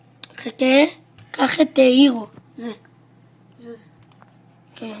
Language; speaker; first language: Hebrew; native; Hebrew